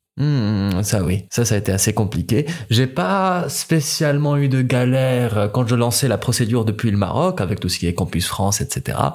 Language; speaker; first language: French; non-native, local second language; Arabic